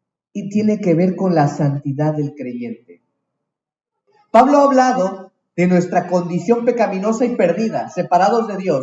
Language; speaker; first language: Spanish; native; Spanish